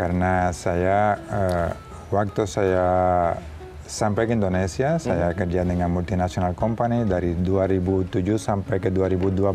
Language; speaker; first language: Indonesian; non-native, learner; Spanish